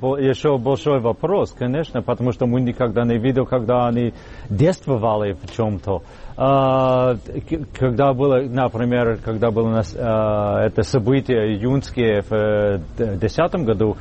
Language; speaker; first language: Russian; non-native, learner; English